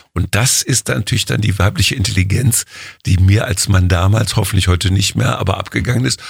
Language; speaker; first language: German; native; German